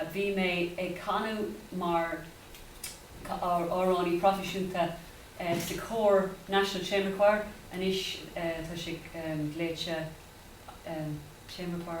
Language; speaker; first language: Irish; non-native, local second language; English